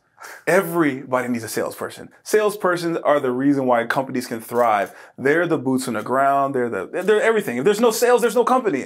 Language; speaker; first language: English; native; English